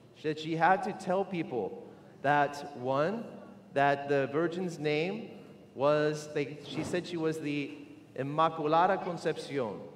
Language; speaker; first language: English; native; English